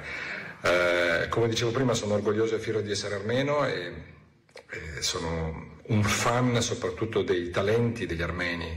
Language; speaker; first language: Italian; native; Italian